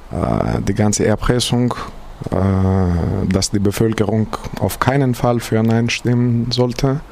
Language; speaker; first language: German; non-native, fluent; Greek